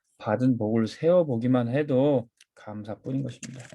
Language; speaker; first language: Korean; native; Korean